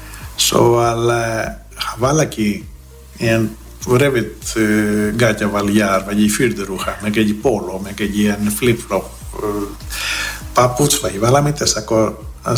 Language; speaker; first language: Hungarian; non-native, learner; Greek